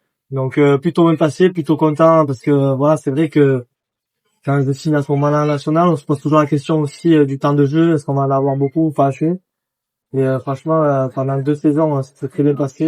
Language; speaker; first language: French; native; French